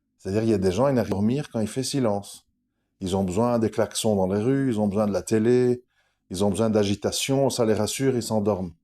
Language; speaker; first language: French; native; French